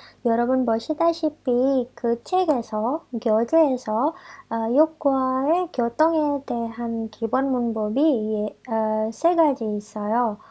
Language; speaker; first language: Korean; non-native, fluent; Indonesian